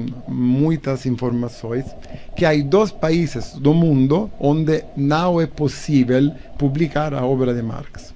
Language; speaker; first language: Portuguese; non-native, learner; Italian